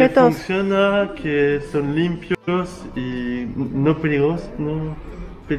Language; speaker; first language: Spanish; non-native, learner; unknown